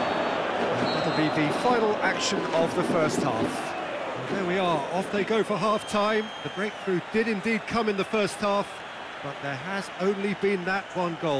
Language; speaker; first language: English; native; English